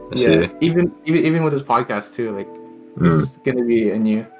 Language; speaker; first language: English; non-native, fluent; Filipino